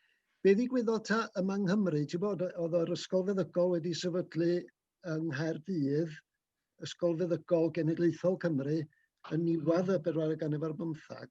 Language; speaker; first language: Welsh; native; Welsh